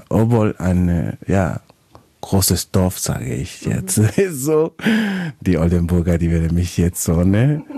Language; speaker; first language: German; non-native, fluent; Spanish